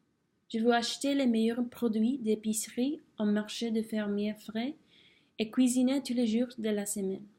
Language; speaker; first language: French; non-native, fluent; English